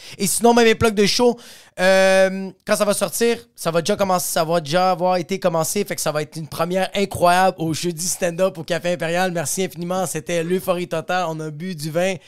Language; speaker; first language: French; native; French